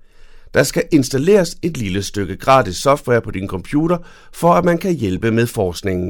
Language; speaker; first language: Danish; native; Danish